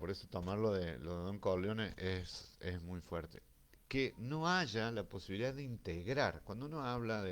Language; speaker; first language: Spanish; native; Spanish